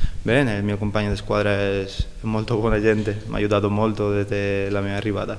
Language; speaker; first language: Italian; non-native, learner; Spanish